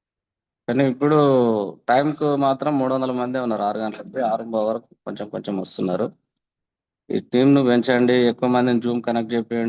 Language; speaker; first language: Telugu; native; Telugu